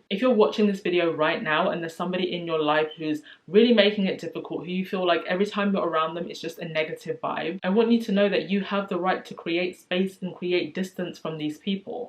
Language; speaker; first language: English; native; English